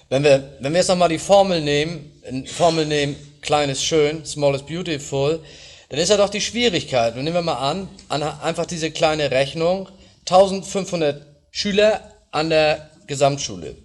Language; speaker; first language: German; native; German